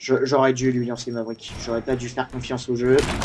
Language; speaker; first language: French; native; French